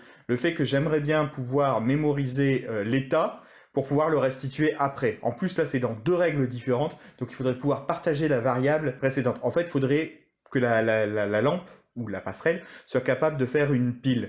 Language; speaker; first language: French; native; French